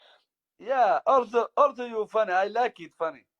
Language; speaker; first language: English; non-native, learner; Somali